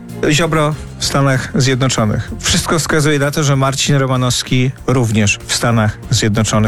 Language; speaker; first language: Polish; native; Polish